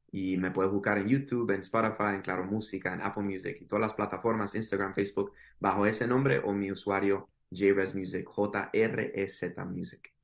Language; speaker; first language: Spanish; early bilingual, heritage; Spanish